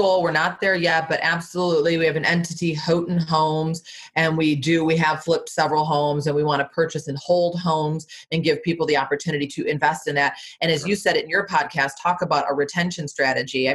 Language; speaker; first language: English; native; English